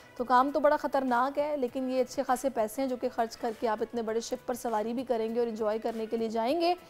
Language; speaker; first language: Urdu; native; Urdu